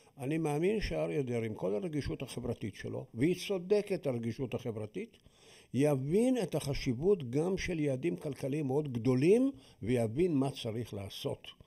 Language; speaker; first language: Hebrew; native; Hebrew